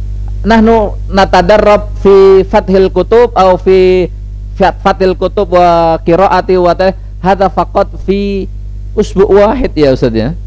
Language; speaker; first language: Arabic; non-native, fluent; Indonesian